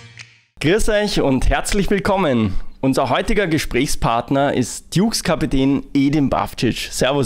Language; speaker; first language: German; native; German